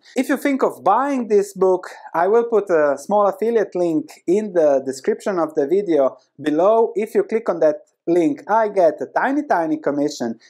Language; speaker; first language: English; non-native, fluent; Croatian